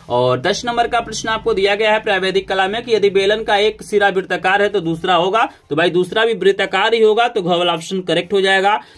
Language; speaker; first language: Hindi; native; Hindi